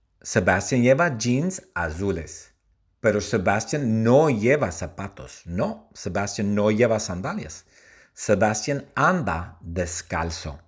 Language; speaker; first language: Spanish; non-native, learner; English